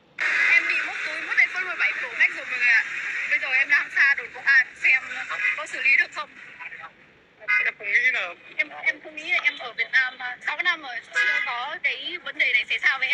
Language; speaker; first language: Vietnamese; non-native, fluent; Lao